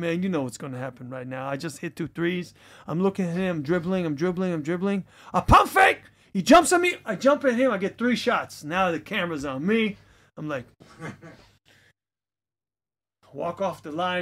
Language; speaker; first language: English; native; English